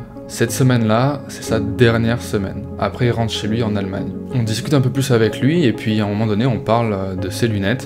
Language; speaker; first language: French; native; French